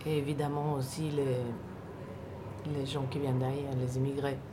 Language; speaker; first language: French; non-native, fluent; Italian